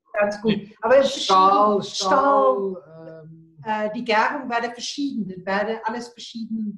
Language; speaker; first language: German; non-native, learner; Afrikaans